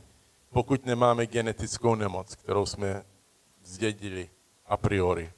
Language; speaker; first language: Czech; early bilingual, heritage; Czech